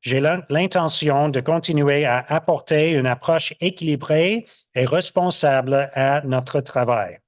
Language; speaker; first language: French; non-native, local second language; English